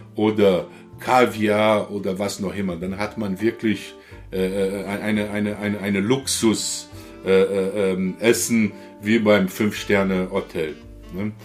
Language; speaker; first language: German; non-native, learner; Portuguese